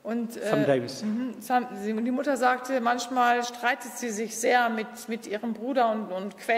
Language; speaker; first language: German; native; German